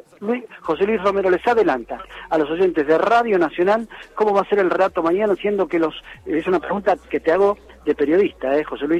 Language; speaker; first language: Spanish; native; Spanish